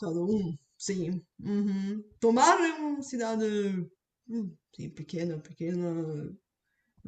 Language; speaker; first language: Portuguese; non-native, learner; Bulgarian